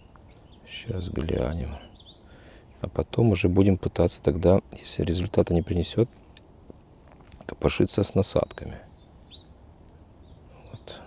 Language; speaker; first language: Russian; native; Russian